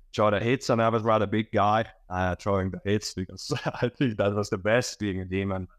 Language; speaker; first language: English; non-native, fluent; Finnish